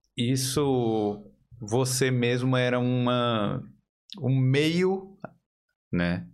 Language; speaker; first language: Portuguese; native; Portuguese